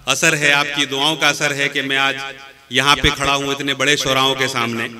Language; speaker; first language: Urdu; native; Urdu